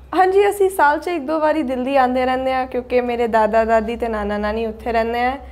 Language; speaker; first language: Punjabi; early bilingual, heritage; Punjabi